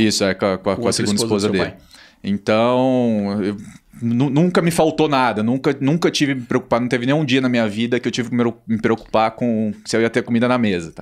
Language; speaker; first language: Portuguese; native; Portuguese